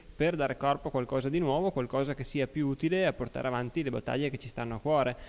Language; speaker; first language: Italian; native; Italian